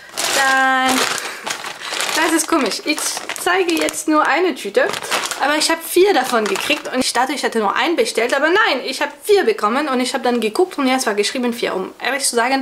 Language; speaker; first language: German; non-native, fluent; French